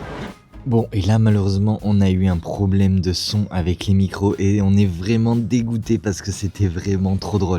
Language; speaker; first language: French; native; French